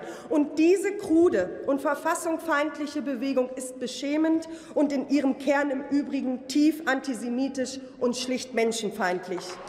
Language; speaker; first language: German; native; German